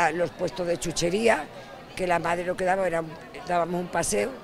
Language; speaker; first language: Spanish; native; Spanish